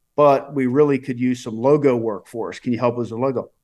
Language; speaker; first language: English; native; English